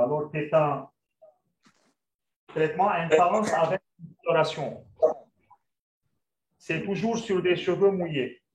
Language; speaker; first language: French; non-native, local second language; Arabic